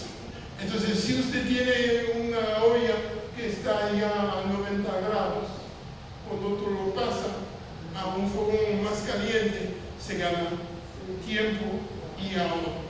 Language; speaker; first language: Spanish; non-native, fluent; French